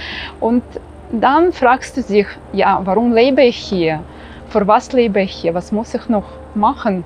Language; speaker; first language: German; non-native, fluent; Russian